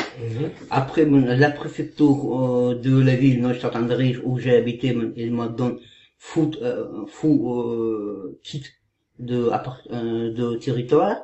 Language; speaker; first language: French; non-native, learner; Kazakh